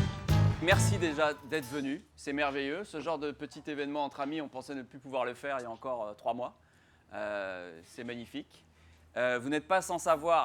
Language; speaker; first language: French; native; French